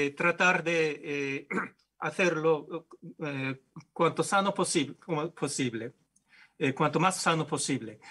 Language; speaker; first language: Spanish; non-native, fluent; Japanese